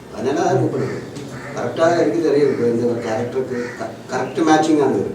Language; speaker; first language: Tamil; non-native, learner; Malayalam